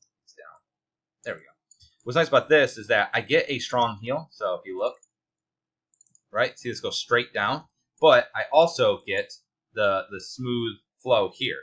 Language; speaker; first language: English; native; English